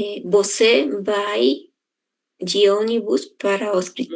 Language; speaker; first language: Portuguese; non-native, learner; Spanish